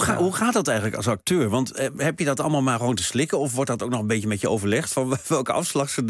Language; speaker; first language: Dutch; native; Dutch